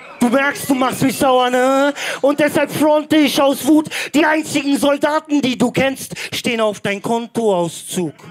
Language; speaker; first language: German; early bilingual, other home language; Greek